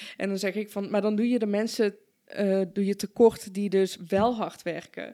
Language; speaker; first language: Dutch; early bilingual, other home language; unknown